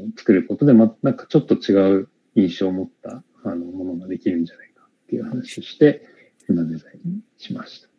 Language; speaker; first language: Japanese; native; Japanese